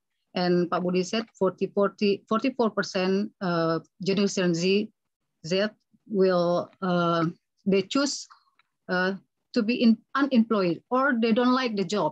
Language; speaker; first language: English; non-native, fluent; Indonesian